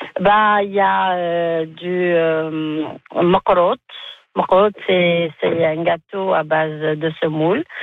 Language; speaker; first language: French; non-native, local second language; Arabic